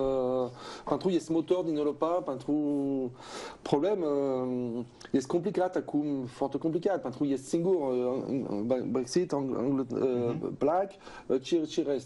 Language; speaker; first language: Romanian; non-native, learner; French